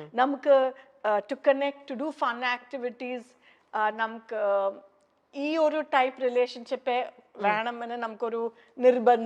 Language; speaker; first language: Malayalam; non-native, fluent; Kannada